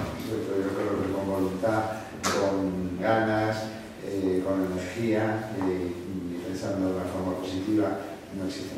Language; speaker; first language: Spanish; native; Spanish